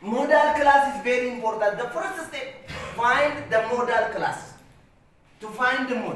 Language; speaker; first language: English; non-native, local second language; Amharic